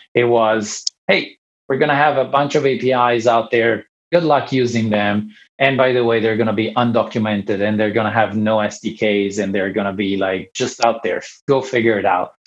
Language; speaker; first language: English; non-native, fluent; Italian